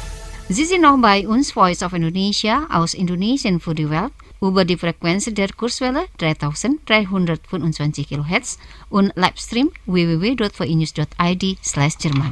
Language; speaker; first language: German; non-native, fluent; Indonesian